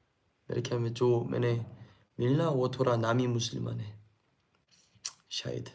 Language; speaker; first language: Hindi; non-native, learner; Korean